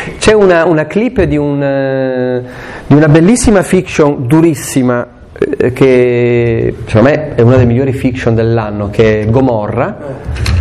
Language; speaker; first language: Italian; non-native, local second language; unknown